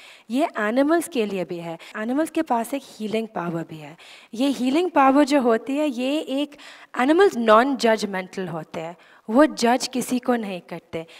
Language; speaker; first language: Urdu; native; Urdu